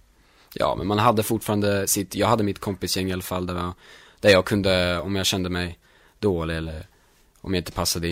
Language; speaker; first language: Swedish; native; Swedish